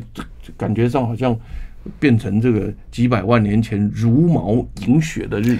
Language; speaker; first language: Chinese; native; Chinese